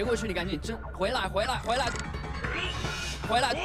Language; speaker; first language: Chinese; native; Chinese